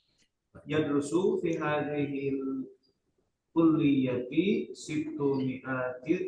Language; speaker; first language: Arabic; non-native, learner; Indonesian